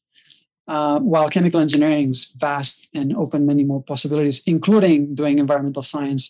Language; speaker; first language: English; non-native, fluent; Catalan